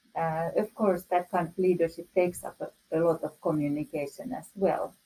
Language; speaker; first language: English; non-native, fluent; Finnish